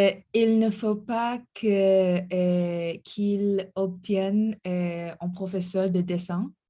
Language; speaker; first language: French; non-native, learner; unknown